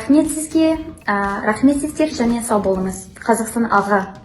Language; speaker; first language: Kazakh; non-native, learner; English